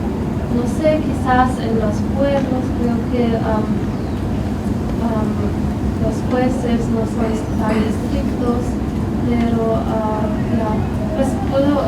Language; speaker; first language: Spanish; non-native, fluent; German